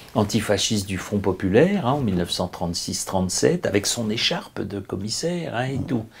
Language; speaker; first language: French; native; French